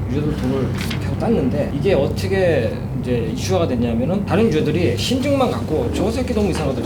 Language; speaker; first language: Korean; native; Korean